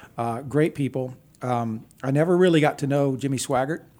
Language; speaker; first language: English; native; English